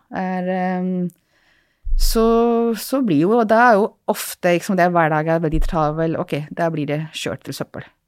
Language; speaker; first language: Norwegian; non-native, fluent; Hindi